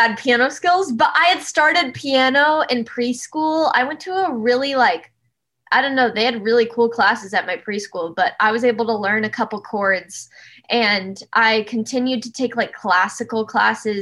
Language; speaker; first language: English; native; English